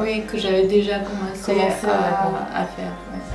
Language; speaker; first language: French; non-native, fluent; Armenian